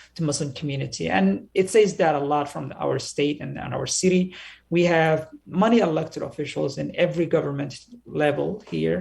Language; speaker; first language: English; early bilingual, other home language; Somali